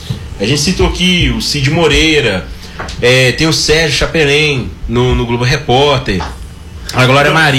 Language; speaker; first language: Portuguese; native; Portuguese